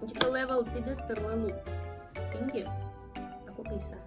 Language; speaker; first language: Indonesian; non-native, learner; Russian